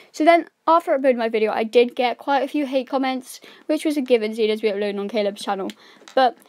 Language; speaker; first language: English; native; English